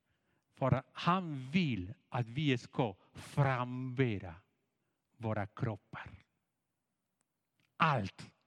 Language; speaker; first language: Swedish; non-native, fluent; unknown